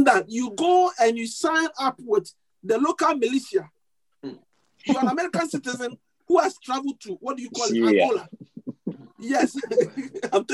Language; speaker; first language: English; non-native, local second language; Akan